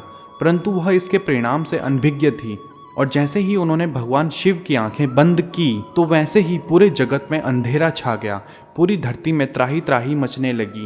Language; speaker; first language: Hindi; native; Hindi